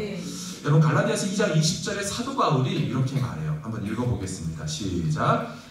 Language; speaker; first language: Korean; native; Korean